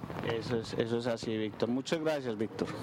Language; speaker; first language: Spanish; native; Spanish